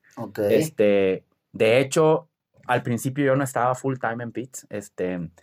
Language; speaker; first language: Spanish; native; Spanish